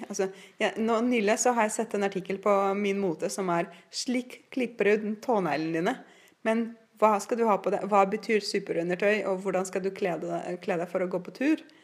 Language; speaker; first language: Norwegian; non-native, fluent; Russian